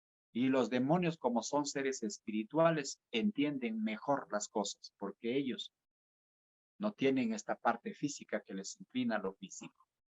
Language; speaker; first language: Spanish; native; Spanish